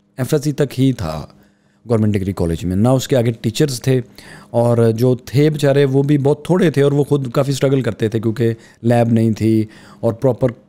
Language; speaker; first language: Urdu; non-native, local second language; Punjabi